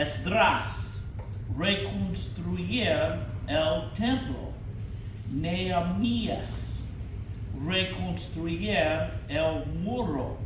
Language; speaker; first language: Spanish; non-native, fluent; English